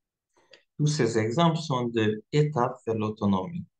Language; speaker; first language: French; non-native, fluent; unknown